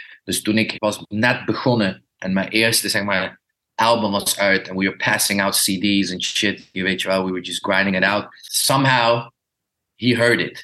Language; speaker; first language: English; early bilingual, other home language; Dutch